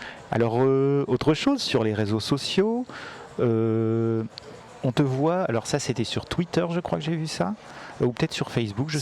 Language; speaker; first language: French; native; French